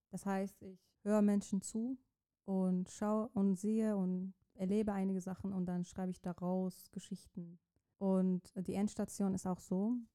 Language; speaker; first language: German; non-native, fluent; Persian